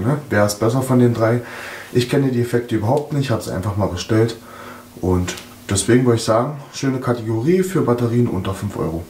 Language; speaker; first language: German; native; German